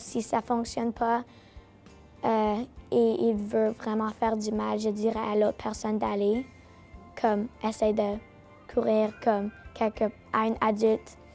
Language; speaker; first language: French; non-native, local second language; English